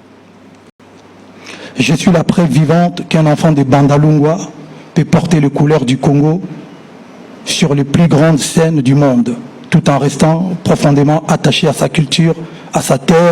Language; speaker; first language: French; non-native, local second language; Lingala